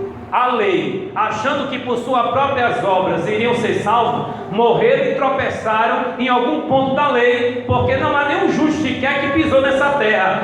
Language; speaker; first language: Portuguese; native; Portuguese